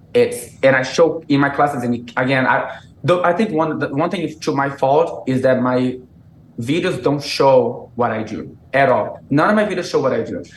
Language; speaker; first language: English; non-native, fluent; Portuguese